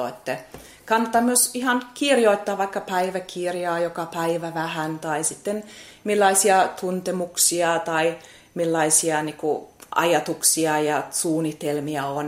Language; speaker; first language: Finnish; non-native, fluent; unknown